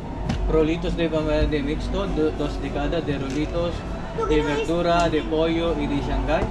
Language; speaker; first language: Spanish; non-native, fluent; Filipino